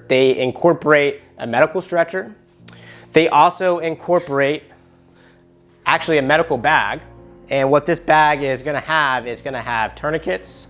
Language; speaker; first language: English; native; English